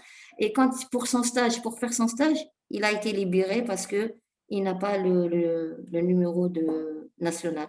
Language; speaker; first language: French; non-native, fluent; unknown